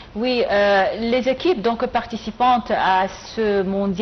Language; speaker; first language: French; non-native, fluent; Arabic